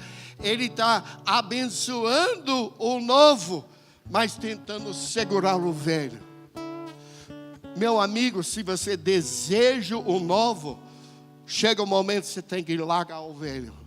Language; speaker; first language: Portuguese; non-native, fluent; English